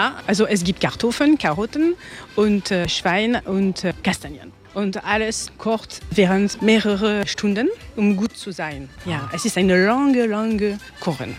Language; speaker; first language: German; non-native, learner; French